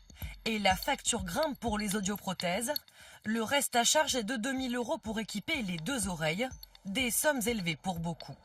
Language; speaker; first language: French; native; French